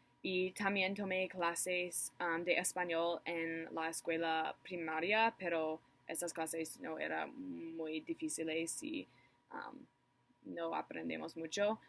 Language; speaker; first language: Spanish; non-native, learner; English